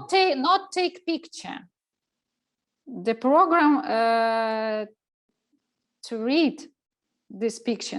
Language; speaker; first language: English; non-native, learner; Russian